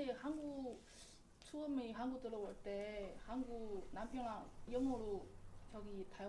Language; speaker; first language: Korean; non-native, learner; Chinese